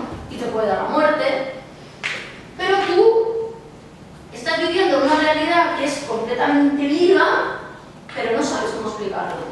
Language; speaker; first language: Spanish; native; Spanish